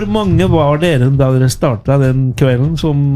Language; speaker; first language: Norwegian; non-native, fluent; Spanish